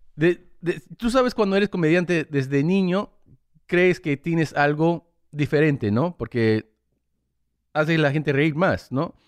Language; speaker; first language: Spanish; early bilingual, heritage; English